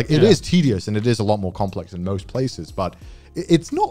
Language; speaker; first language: English; native; English